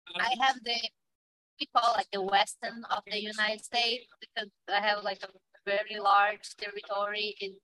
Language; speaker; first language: English; non-native, fluent; Portuguese